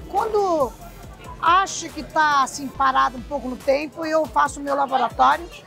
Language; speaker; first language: Portuguese; early bilingual, other home language; Japanese